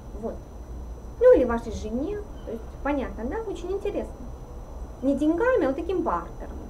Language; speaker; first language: Russian; native; Russian